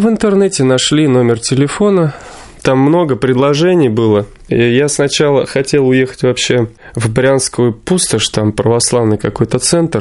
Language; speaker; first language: Russian; native; Russian